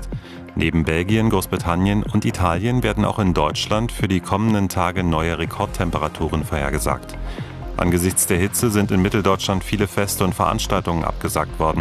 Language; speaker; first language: German; native; German